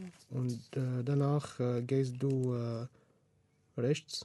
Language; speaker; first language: German; non-native, learner; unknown